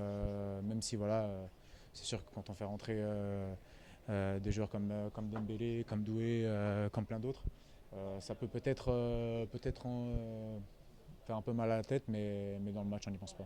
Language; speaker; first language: French; native; French